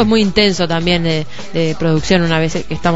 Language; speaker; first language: Spanish; native; Spanish